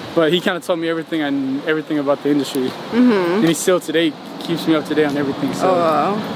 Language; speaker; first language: English; non-native, fluent; Norwegian